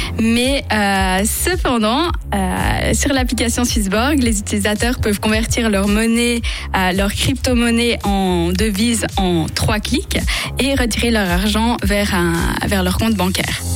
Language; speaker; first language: French; native; French